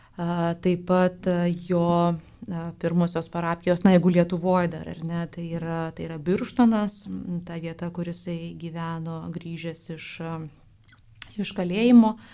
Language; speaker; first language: Lithuanian; native; Lithuanian